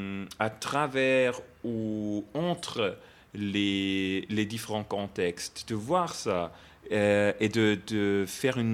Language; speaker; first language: French; non-native, fluent; German